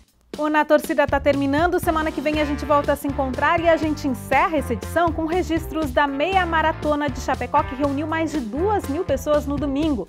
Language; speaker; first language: Portuguese; native; Portuguese